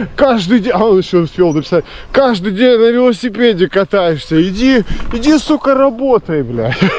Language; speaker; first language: Russian; native; Russian